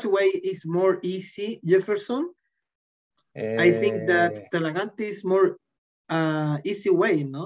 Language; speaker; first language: English; non-native, learner; Spanish